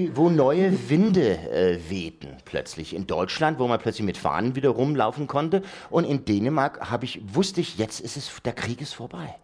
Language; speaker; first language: German; early bilingual, heritage; Danish